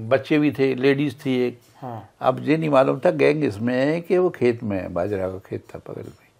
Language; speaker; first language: Hindi; native; Hindi